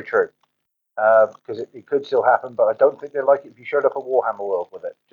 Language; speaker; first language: English; native; English